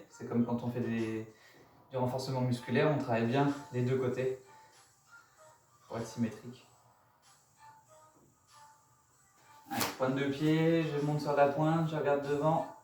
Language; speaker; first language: French; native; French